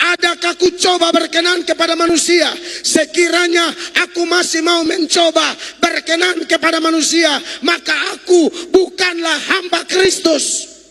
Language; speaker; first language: Indonesian; native; Indonesian